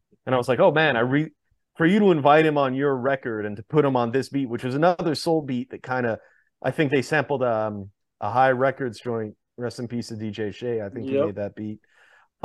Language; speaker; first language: English; native; English